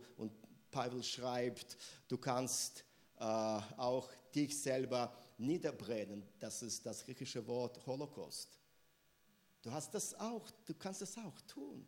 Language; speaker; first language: German; non-native, fluent; Russian